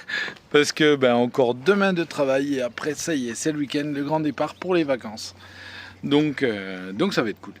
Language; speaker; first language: French; native; French